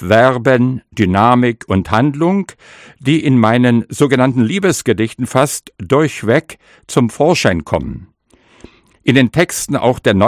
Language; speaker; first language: German; non-native, local second language; Upper Sorbian